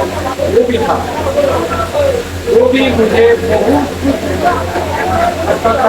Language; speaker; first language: Hindi; non-native, local second language; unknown